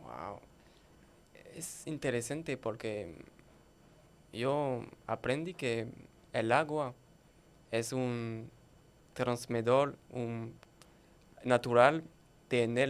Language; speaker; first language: Spanish; non-native, learner; French